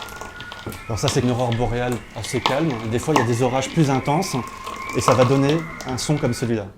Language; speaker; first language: French; native; French